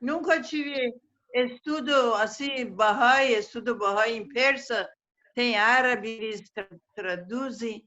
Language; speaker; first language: Portuguese; non-native, fluent; Persian